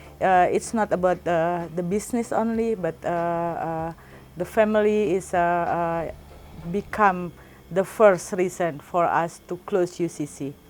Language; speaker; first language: English; non-native, learner; Indonesian